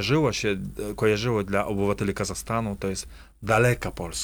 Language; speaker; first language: Polish; non-native, fluent; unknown